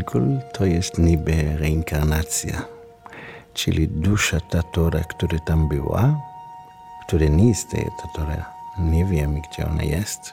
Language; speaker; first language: Polish; non-native, learner; Hebrew